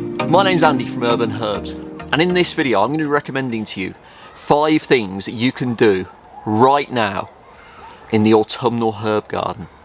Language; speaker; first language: English; native; English